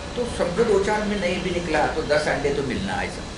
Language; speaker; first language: Hindi; non-native, local second language; Marathi